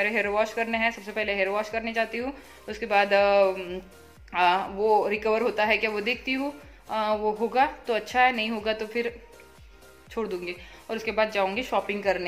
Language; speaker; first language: Hindi; native; Hindi